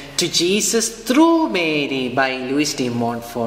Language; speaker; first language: English; non-native, local second language; Malayalam